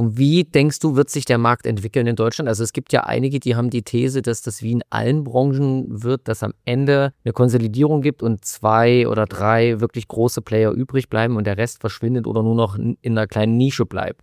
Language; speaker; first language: German; native; German